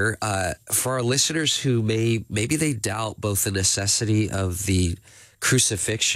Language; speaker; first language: English; native; English